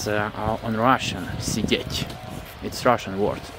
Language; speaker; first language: English; non-native, learner; Russian